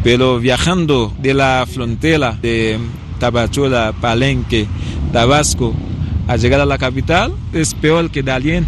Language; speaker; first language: Spanish; non-native, fluent; Haitian Creole